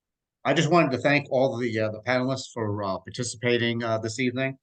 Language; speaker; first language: English; native; English